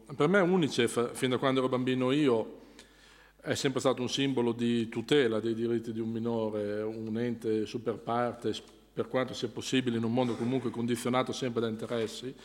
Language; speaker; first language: Italian; native; Italian